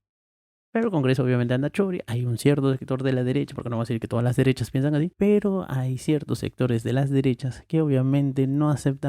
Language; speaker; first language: Spanish; native; Spanish